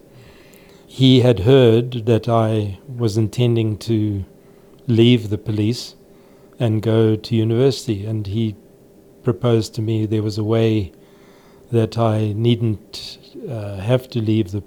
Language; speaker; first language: English; native; English